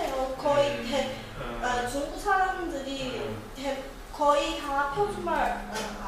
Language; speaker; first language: Korean; non-native, learner; Chinese